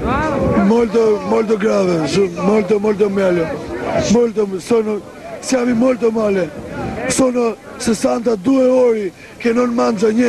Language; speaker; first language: Italian; non-native, learner; Albanian